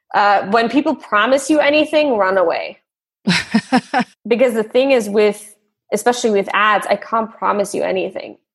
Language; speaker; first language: English; non-native, fluent; German